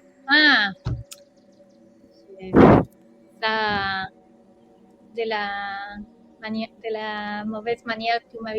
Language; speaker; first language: French; non-native, learner; Spanish